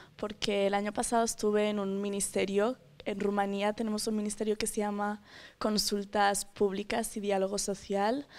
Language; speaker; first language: Spanish; native; Spanish